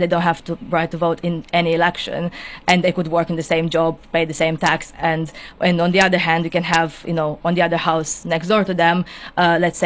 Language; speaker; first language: English; non-native, fluent; Romanian